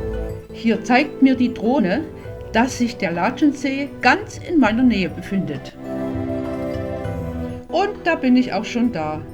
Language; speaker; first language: German; native; German